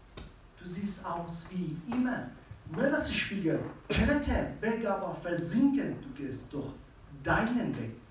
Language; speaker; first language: German; non-native, fluent; Persian